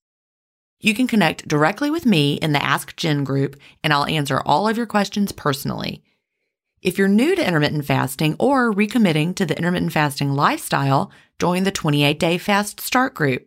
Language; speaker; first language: English; native; English